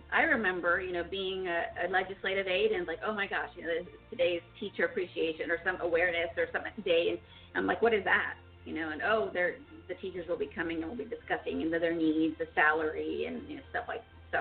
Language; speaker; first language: English; early bilingual, other home language; Spanish